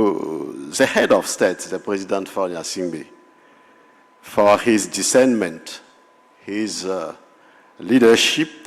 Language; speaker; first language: English; non-native, fluent; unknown